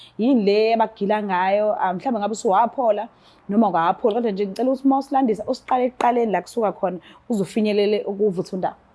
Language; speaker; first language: Zulu; native; Zulu